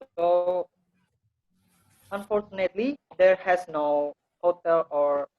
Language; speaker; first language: English; non-native, learner; Indonesian